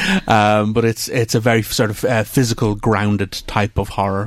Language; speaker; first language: English; native; English